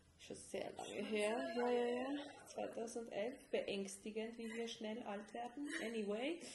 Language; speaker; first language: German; non-native, fluent; Hungarian